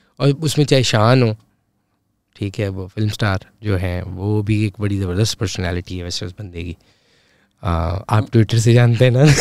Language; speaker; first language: Urdu; native; Urdu